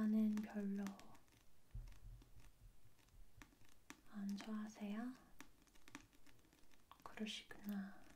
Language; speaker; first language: Korean; non-native, fluent; English